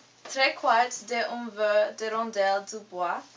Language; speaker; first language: French; non-native, learner; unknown